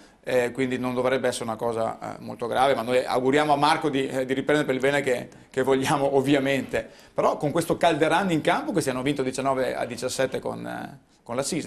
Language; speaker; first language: Italian; native; Italian